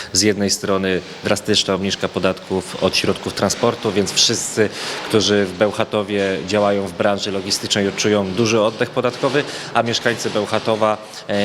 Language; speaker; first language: Polish; native; Polish